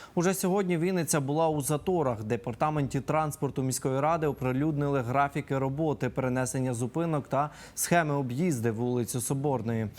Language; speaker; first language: Ukrainian; native; Ukrainian